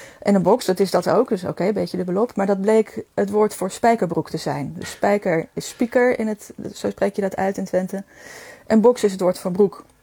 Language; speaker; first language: Dutch; native; Dutch